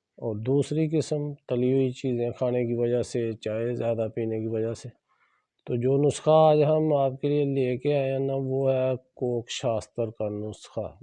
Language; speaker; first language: Urdu; non-native, local second language; Punjabi